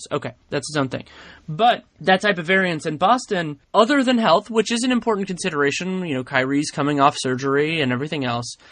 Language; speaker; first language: English; native; English